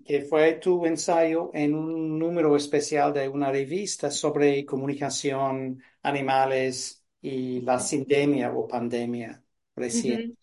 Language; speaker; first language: Spanish; non-native, fluent; English